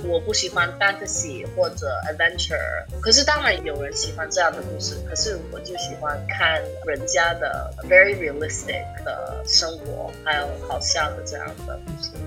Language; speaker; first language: Chinese; early bilingual, heritage; English